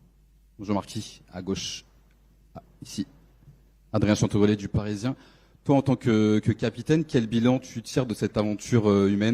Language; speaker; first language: French; native; French